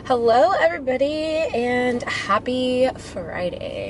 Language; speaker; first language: English; native; English